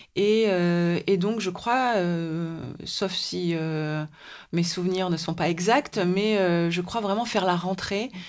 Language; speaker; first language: French; native; French